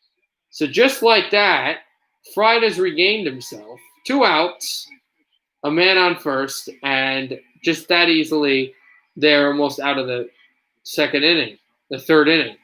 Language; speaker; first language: English; native; English